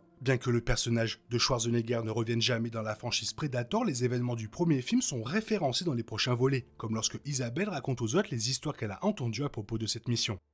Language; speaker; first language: French; native; French